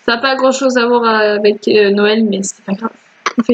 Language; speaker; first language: French; native; French